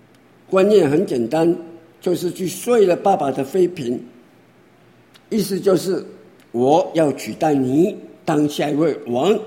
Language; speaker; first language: Chinese; native; Chinese